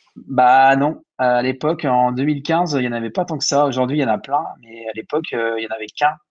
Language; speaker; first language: French; native; French